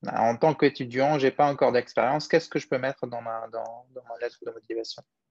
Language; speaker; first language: French; non-native, local second language; Arabic